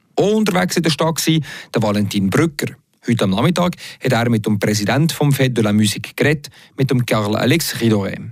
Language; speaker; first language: German; native; German